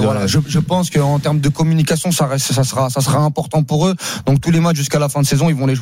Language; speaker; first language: French; native; French